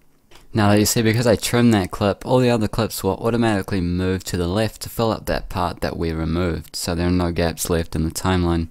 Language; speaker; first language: English; native; English